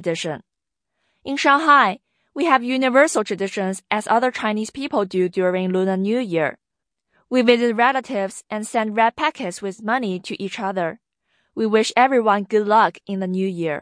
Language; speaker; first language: English; non-native, fluent; Chinese